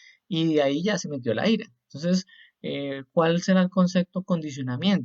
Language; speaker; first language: Spanish; native; Spanish